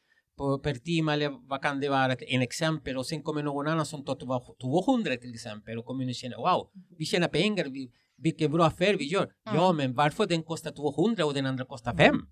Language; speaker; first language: Swedish; non-native, fluent; Spanish